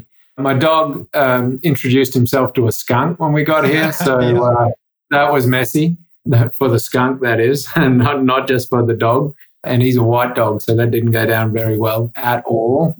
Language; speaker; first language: English; native; English